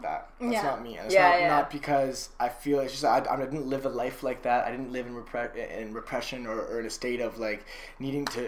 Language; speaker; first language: English; native; English